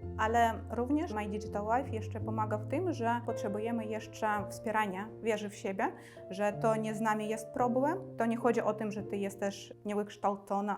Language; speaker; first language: Polish; non-native, fluent; Ukrainian